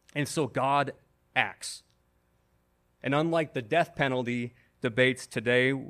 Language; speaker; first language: English; native; English